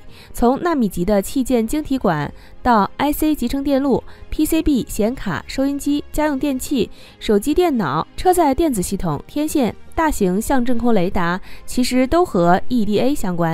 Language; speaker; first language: Chinese; native; Chinese